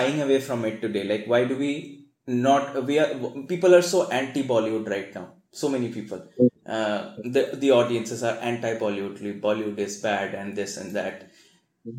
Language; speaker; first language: English; non-native, local second language; Assamese